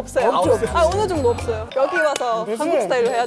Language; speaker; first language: Korean; non-native, fluent; Estonian